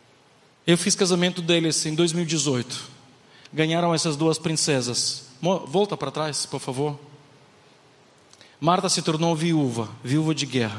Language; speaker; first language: Portuguese; non-native, fluent; Ukrainian